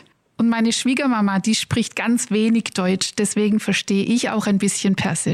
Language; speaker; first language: German; native; German